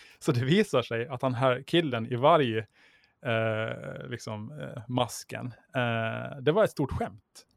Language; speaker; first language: Swedish; native; Swedish